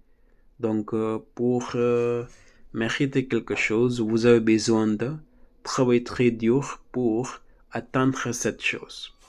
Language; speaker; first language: French; non-native, learner; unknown